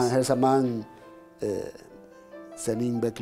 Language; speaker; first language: Turkish; non-native, learner; Spanish